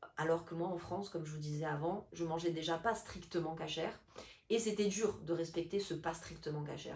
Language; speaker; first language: French; native; French